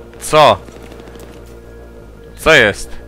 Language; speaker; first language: Polish; native; Polish